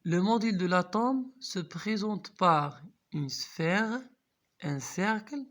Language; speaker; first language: French; non-native, local second language; Arabic